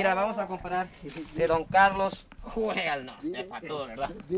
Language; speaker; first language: Spanish; non-native, fluent; English